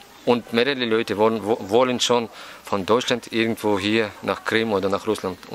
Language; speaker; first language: German; non-native, fluent; Russian